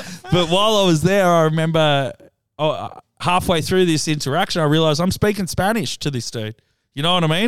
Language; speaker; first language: English; native; English